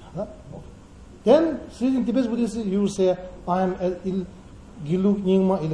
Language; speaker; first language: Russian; non-native, learner; Tibetan